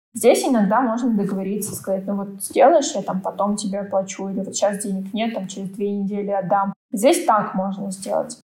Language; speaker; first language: Russian; native; Russian